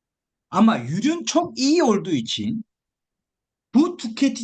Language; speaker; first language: Turkish; non-native, fluent; Korean